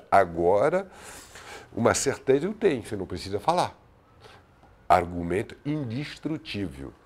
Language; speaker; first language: Portuguese; non-native, fluent; French